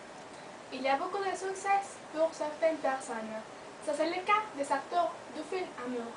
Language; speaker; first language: French; non-native, learner; Spanish